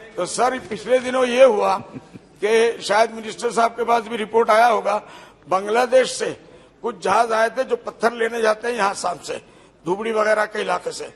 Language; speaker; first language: Hindi; non-native, local second language; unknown